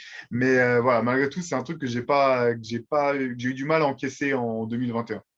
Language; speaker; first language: French; native; French